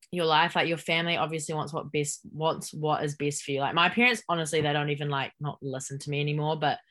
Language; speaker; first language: English; native; English